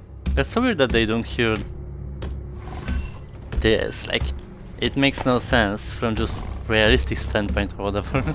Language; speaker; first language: English; non-native, fluent; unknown